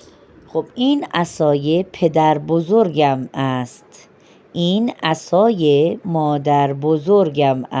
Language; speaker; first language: Persian; non-native, fluent; Urdu